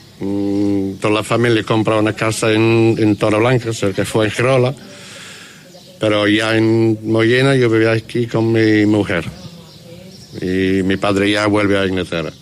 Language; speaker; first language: Spanish; non-native, learner; English